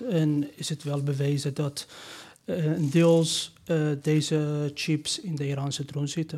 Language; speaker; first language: Dutch; non-native, learner; Persian